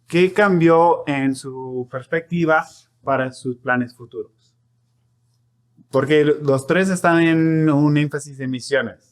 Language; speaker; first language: Spanish; non-native, fluent; English